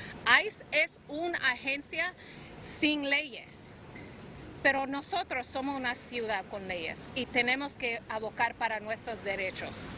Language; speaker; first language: Spanish; early bilingual, heritage; Spanish